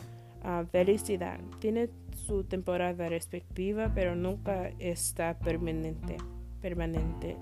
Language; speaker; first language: Spanish; non-native, learner; English